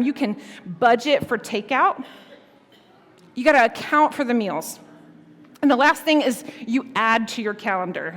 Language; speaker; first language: English; native; English